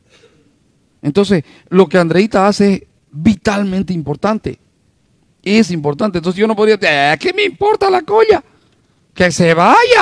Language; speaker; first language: Spanish; native; Spanish